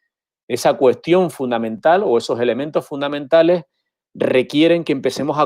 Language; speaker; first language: Spanish; native; Spanish